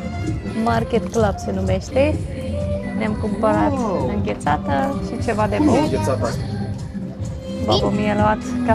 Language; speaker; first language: Romanian; non-native, fluent; Bulgarian